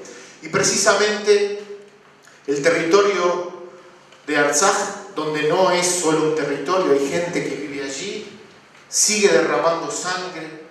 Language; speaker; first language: Spanish; native; Spanish